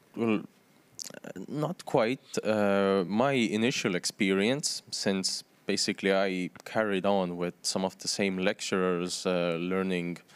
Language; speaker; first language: English; non-native, fluent; Estonian